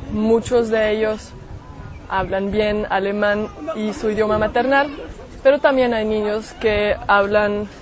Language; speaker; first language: Spanish; non-native, fluent; German